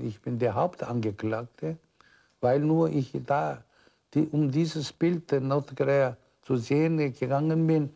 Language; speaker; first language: German; non-native, fluent; Korean